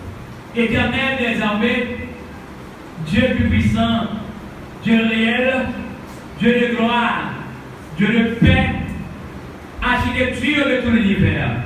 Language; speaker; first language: French; non-native, local second language; Haitian Creole